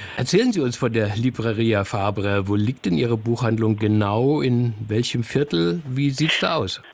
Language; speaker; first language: German; native; German